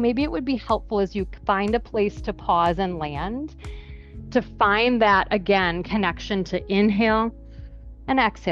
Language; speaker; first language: English; native; English